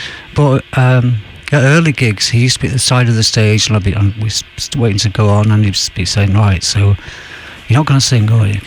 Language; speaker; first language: English; native; English